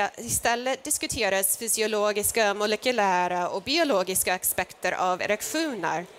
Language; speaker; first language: Swedish; non-native, fluent; English